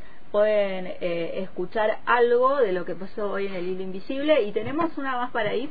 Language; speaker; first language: Spanish; native; Spanish